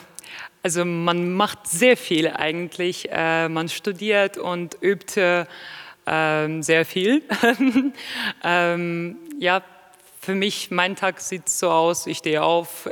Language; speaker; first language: German; non-native, fluent; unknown